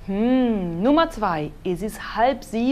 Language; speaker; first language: German; non-native, fluent; Portuguese